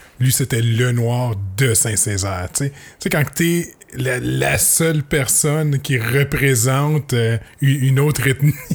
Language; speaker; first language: French; native; French